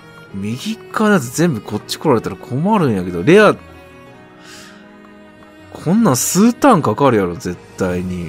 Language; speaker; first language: Japanese; native; Japanese